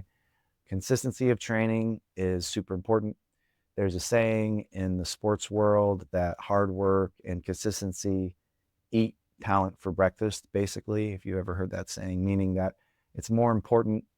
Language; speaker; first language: English; native; English